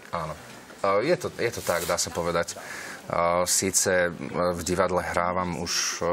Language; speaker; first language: Slovak; non-native, local second language; Hungarian